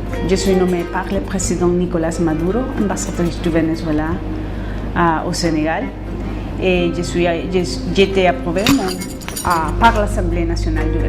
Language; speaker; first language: French; non-native, fluent; Spanish